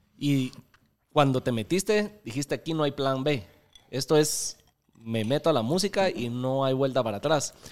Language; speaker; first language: Spanish; native; Spanish